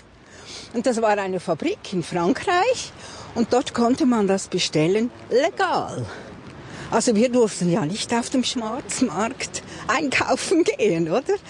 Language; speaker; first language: German; native; German